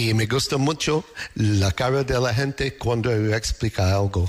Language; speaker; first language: Spanish; non-native, learner; English